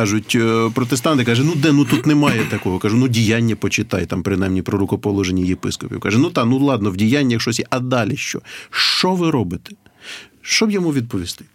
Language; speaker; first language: Ukrainian; native; Ukrainian